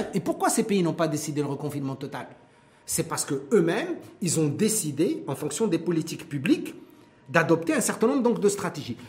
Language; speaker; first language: French; non-native, local second language; Arabic